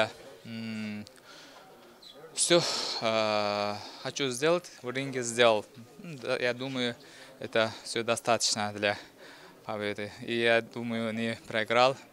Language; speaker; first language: Russian; non-native, learner; Uzbek